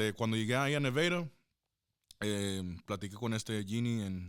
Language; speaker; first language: Spanish; early bilingual, heritage; Spanish